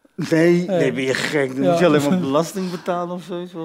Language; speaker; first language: Dutch; early bilingual, other home language; Arabic